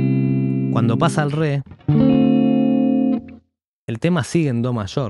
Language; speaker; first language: Spanish; native; Spanish